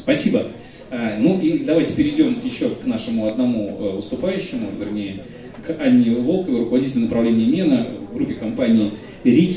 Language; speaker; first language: Russian; native; Russian